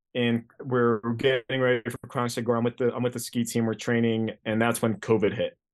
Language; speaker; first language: English; early bilingual, other home language; Greek